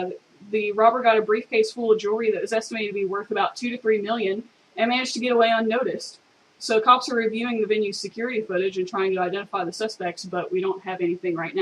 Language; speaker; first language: English; native; English